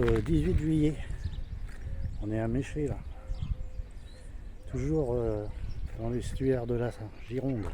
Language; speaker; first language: French; native; French